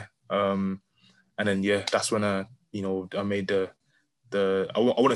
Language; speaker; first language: English; native; English